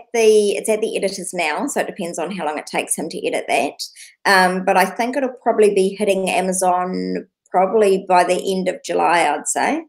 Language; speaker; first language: English; native; English